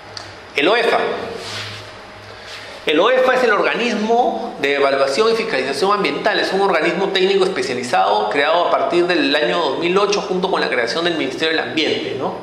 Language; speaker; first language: Spanish; native; Spanish